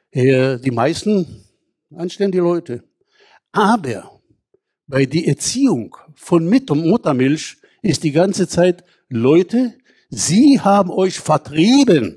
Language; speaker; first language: German; non-native, fluent; Hebrew